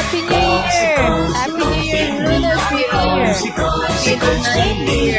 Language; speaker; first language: English; non-native, learner; Chinese